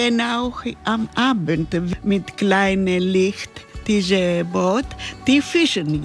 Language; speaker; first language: German; non-native, learner; Greek